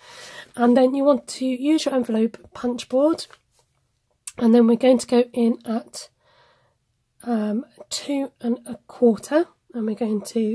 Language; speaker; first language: English; native; English